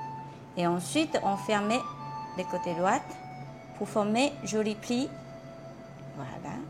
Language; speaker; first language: French; non-native, fluent; Chinese